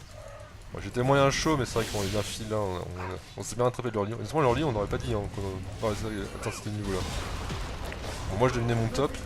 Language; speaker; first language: French; native; French